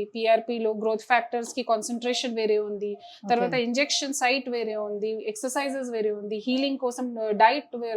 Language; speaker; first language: Telugu; non-native, learner; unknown